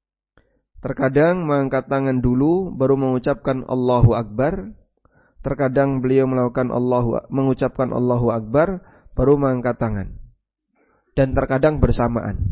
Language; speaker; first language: Indonesian; native; Indonesian